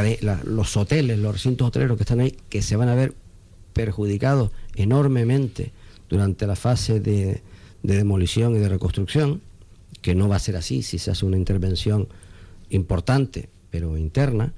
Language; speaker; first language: Spanish; native; Spanish